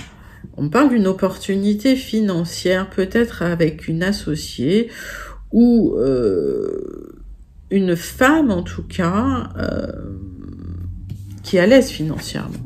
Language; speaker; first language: French; native; French